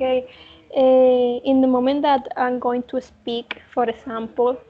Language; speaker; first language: English; non-native, learner; Spanish